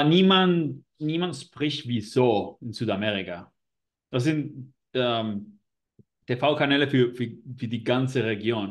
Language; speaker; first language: German; non-native, learner; Spanish